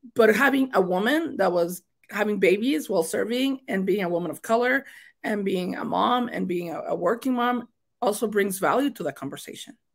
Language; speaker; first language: English; non-native, fluent; Spanish